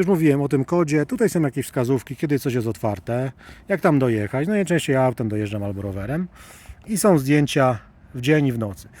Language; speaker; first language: Polish; native; Polish